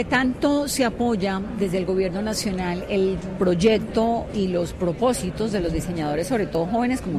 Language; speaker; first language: Spanish; native; Spanish